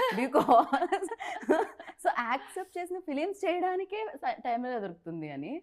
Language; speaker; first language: Telugu; native; Telugu